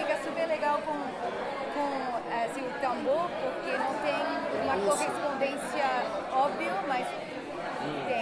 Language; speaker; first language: Portuguese; non-native, fluent; English